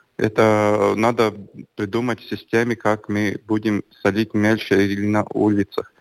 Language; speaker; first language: Russian; non-native, local second language; Latvian